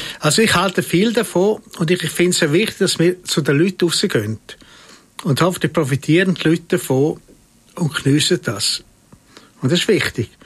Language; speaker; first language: German; native; German